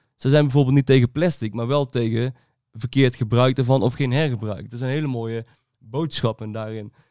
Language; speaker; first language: Dutch; native; Dutch